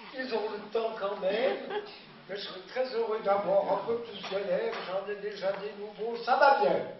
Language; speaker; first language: French; native; French